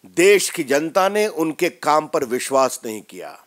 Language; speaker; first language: Hindi; native; Hindi